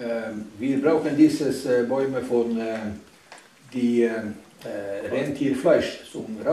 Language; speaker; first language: German; non-native, learner; Northern Sami